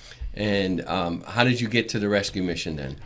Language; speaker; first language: English; native; English